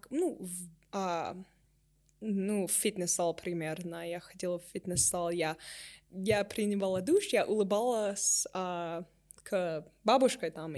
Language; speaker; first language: Russian; non-native, learner; English